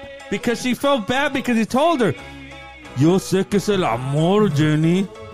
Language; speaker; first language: English; native; English